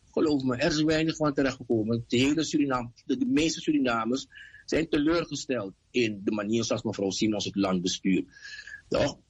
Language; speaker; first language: Dutch; native; Dutch